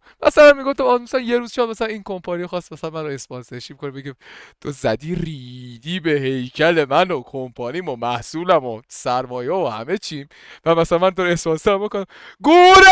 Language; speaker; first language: Persian; native; Persian